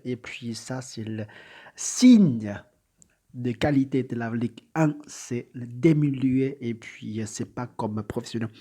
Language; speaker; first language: French; non-native, learner; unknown